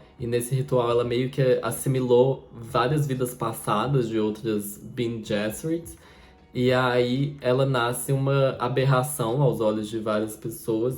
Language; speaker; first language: Portuguese; native; Portuguese